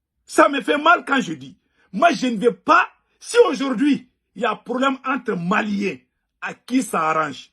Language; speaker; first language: French; non-native, local second language; Bambara